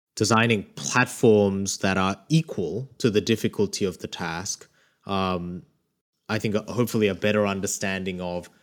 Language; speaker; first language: English; early bilingual, other home language; Korean